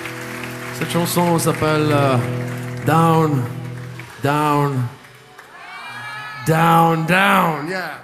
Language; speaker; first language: French; non-native, fluent; English